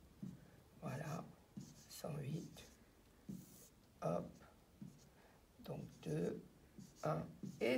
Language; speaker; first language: French; native; French